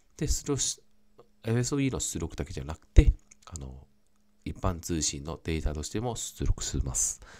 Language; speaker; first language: Japanese; non-native, fluent; Cantonese